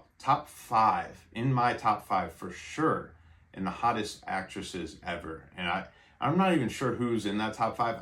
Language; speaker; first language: English; native; English